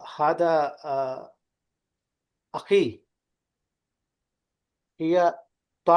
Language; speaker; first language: Arabic; non-native, learner; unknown